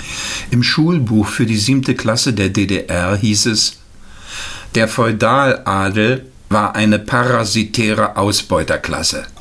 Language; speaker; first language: German; native; German